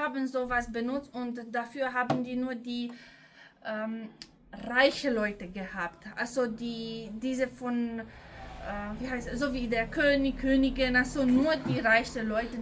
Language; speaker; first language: German; non-native, local second language; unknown